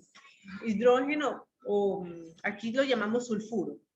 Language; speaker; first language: Spanish; native; Spanish